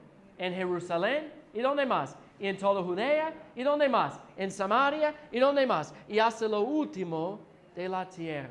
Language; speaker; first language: Spanish; non-native, fluent; English